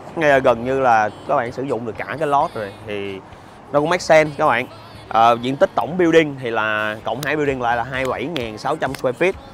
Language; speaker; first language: Vietnamese; early bilingual, heritage; Vietnamese